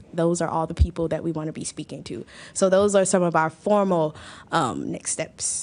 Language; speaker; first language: English; native; English